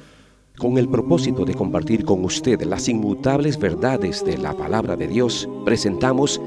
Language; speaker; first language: Spanish; native; Spanish